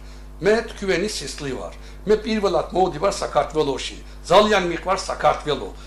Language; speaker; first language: Georgian; early bilingual, heritage; Georgian